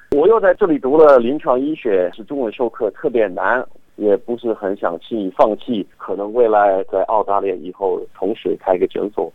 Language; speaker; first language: Chinese; non-native, fluent; English